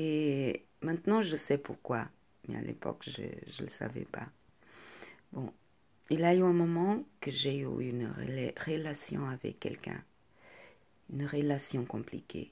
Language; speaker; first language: French; non-native, fluent; Portuguese